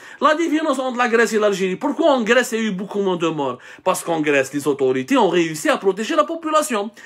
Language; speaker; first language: French; non-native, local second language; Arabic